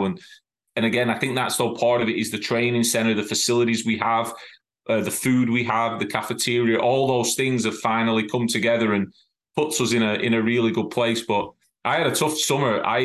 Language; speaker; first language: English; native; English